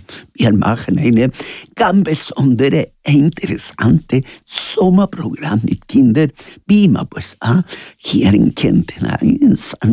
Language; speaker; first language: German; non-native, fluent; Spanish